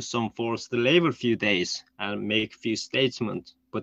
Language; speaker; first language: English; non-native, fluent; Korean